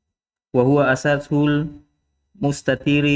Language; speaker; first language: Arabic; non-native, learner; Indonesian